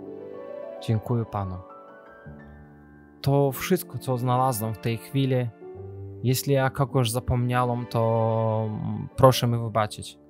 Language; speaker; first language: Polish; non-native, learner; Azerbaijani